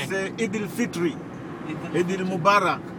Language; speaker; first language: English; non-native, local second language; Swahili